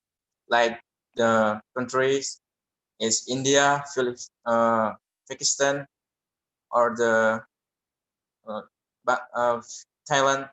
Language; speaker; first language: English; non-native, learner; Indonesian